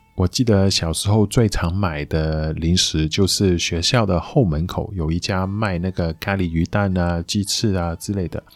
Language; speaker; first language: Chinese; non-native, local second language; Cantonese